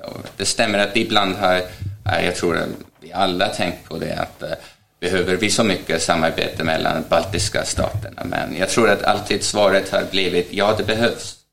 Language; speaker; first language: Swedish; non-native, fluent; Estonian